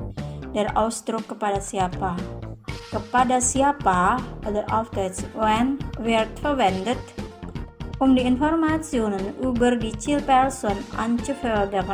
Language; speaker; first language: German; non-native, fluent; Indonesian